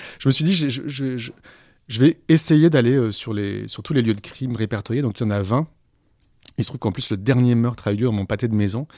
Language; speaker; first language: French; native; French